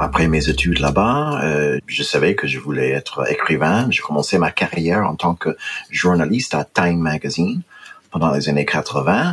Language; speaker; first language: French; non-native, fluent; English